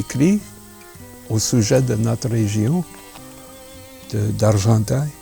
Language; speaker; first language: French; non-native, local second language; English